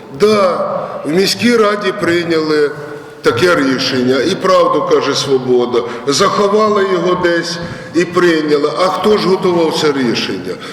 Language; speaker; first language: Ukrainian; native; Ukrainian